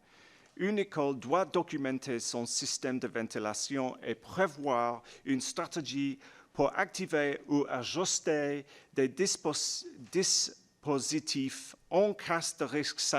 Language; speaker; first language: French; non-native, learner; English